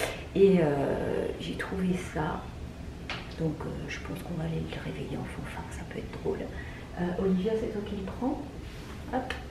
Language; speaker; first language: French; native; French